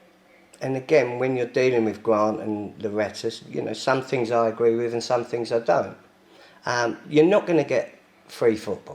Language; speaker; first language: English; native; English